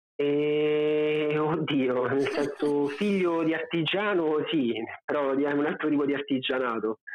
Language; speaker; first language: Italian; native; Italian